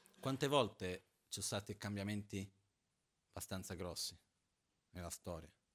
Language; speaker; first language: Italian; non-native, fluent; Portuguese